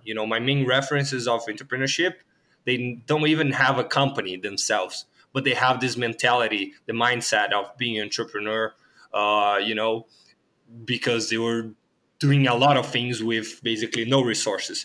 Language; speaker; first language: English; non-native, fluent; Portuguese